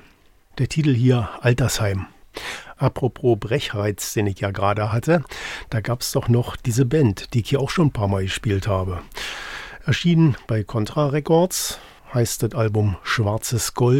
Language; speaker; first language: German; native; German